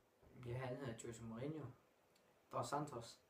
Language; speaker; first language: Danish; native; Danish